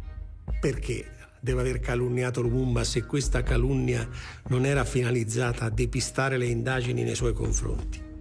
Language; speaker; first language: Italian; native; Italian